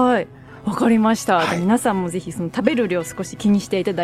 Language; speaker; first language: Japanese; native; Japanese